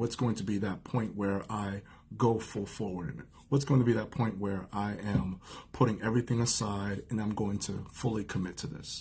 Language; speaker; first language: English; native; English